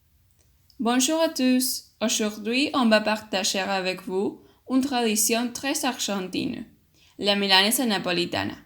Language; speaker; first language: French; non-native, learner; Spanish